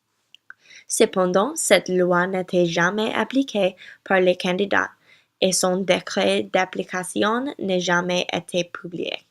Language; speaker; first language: French; non-native, learner; English